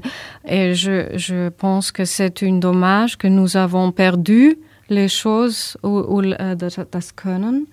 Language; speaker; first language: French; non-native, learner; German